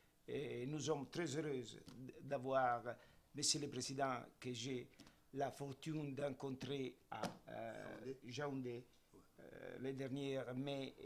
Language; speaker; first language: French; non-native, learner; Italian